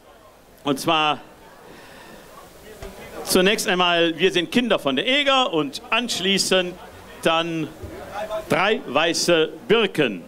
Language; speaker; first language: German; native; German